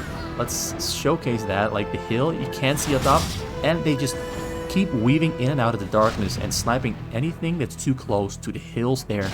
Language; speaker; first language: English; native; English